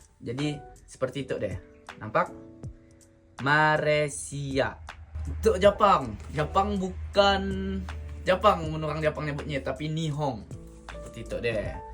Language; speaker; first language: Indonesian; native; Indonesian